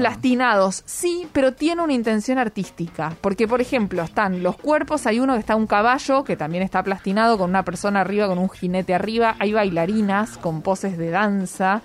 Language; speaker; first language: Spanish; native; Spanish